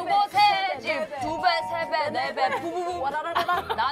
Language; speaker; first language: Korean; native; Korean